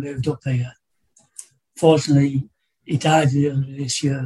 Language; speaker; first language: English; native; English